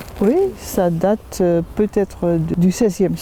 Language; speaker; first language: French; non-native, fluent; Dutch